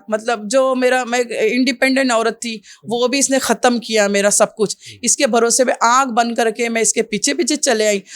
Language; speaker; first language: Urdu; native; Urdu